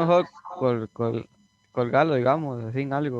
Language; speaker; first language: Spanish; native; Spanish